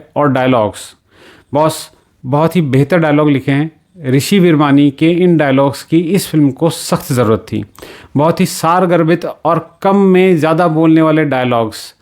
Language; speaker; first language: Hindi; native; Hindi